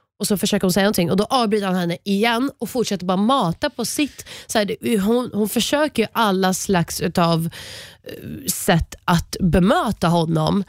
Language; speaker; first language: Swedish; native; Swedish